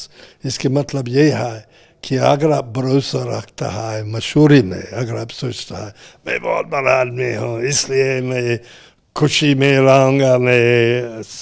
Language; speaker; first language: Hindi; non-native, fluent; English